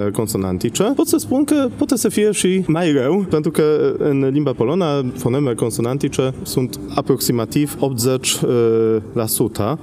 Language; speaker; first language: Romanian; non-native, fluent; Polish